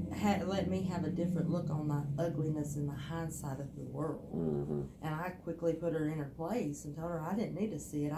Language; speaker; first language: English; native; English